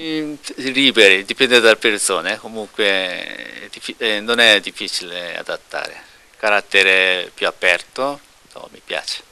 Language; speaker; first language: Italian; non-native, learner; Korean